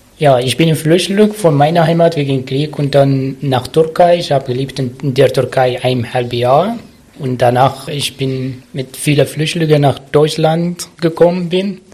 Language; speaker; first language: German; non-native, learner; Arabic